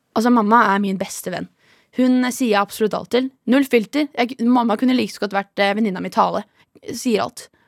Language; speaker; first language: Norwegian; native; Norwegian